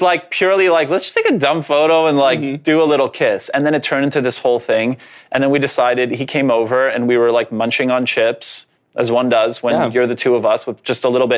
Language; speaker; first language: English; non-native, fluent; Polish